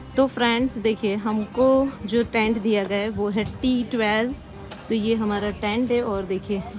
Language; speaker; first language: Hindi; non-native, local second language; Gujarati